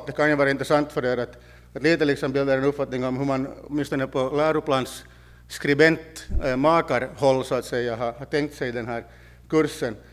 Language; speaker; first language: Swedish; native; Swedish